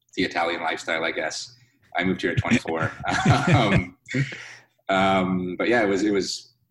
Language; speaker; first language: English; native; English